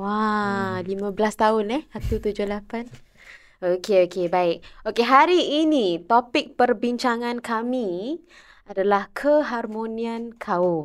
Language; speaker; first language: Malay; native; Malay